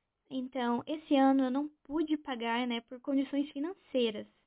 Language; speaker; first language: Portuguese; native; Portuguese